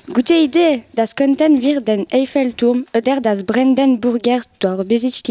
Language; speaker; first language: German; non-native, learner; French